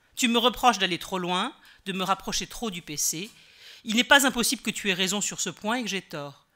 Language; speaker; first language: French; native; French